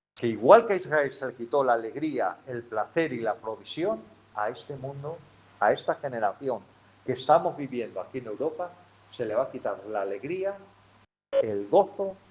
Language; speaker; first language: Spanish; native; Spanish